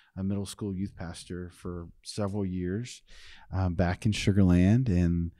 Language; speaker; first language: English; native; English